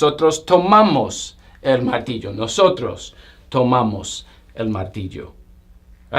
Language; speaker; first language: Spanish; non-native, fluent; English